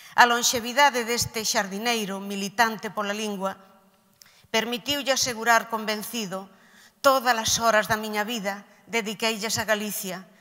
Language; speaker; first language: Galician; native; Galician